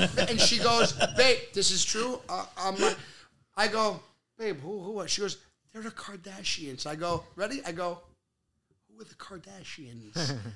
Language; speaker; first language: English; native; English